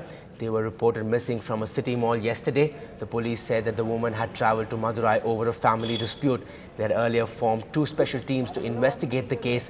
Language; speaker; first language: English; non-native, local second language; Tamil